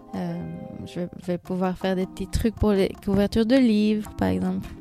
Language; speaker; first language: French; non-native, fluent; Hebrew